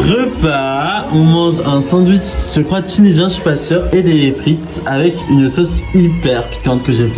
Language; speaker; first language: French; native; French